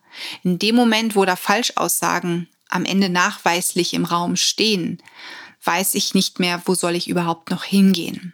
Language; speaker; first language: German; native; German